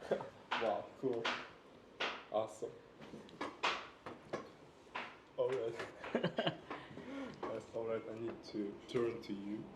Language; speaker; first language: English; non-native, learner; Russian